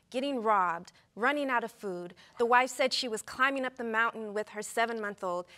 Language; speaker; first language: English; native; English